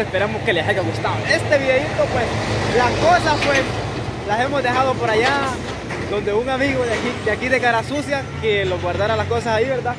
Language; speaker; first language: Spanish; native; Spanish